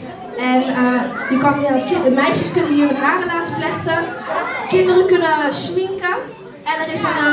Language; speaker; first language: Dutch; native; Dutch